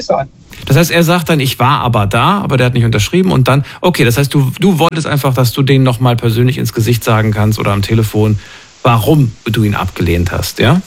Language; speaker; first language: German; native; German